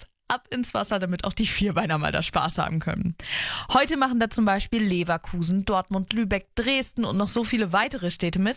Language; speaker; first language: German; native; German